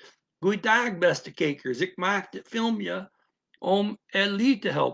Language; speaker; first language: Dutch; non-native, learner; English